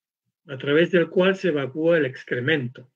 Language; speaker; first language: Spanish; native; Spanish